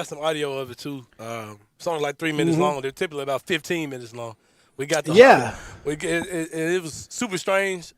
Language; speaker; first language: English; native; English